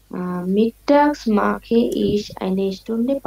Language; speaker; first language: German; non-native, learner; Bangla